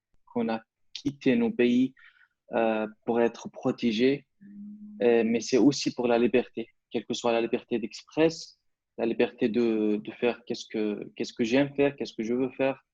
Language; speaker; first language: French; non-native, fluent; Arabic